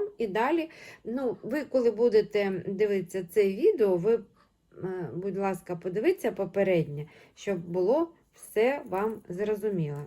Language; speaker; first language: Ukrainian; non-native, local second language; Russian